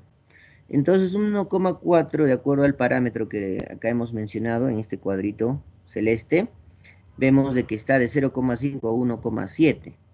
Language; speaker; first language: Spanish; native; Spanish